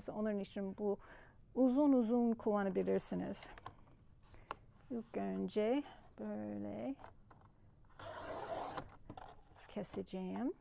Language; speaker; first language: Turkish; non-native, fluent; English